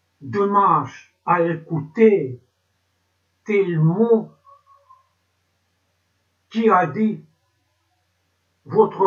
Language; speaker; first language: French; non-native, learner; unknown